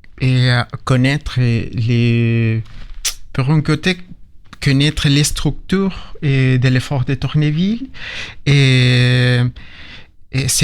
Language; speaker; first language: French; non-native, learner; Spanish